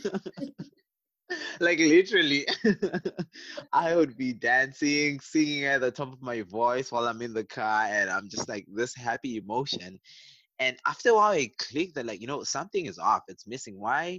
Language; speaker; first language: English; non-native, local second language; Shona